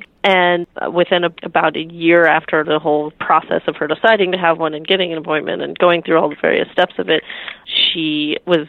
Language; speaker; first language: English; native; English